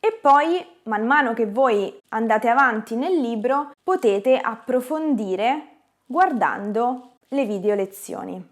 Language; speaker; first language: Italian; native; Italian